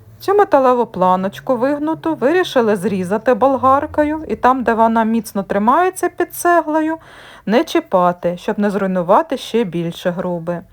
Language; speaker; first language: Ukrainian; native; Ukrainian